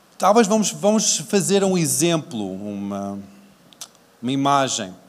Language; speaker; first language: Portuguese; early bilingual, other home language; English